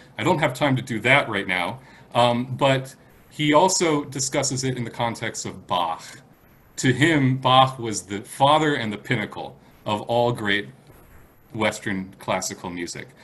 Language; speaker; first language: English; native; English